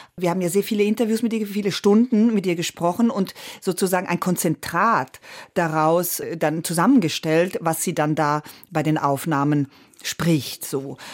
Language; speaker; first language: German; early bilingual, other home language; Italian